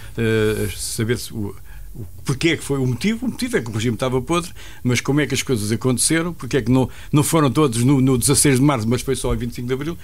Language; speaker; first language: Portuguese; native; Portuguese